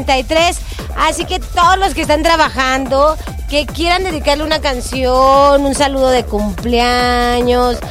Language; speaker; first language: Spanish; native; Spanish